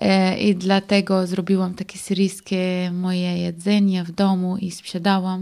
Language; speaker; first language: Polish; non-native, learner; Arabic